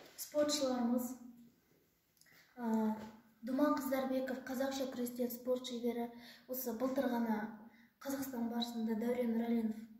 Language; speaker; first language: Kazakh; native; Kazakh